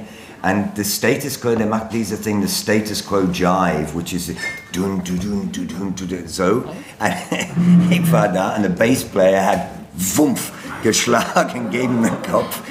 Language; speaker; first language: German; non-native, learner; English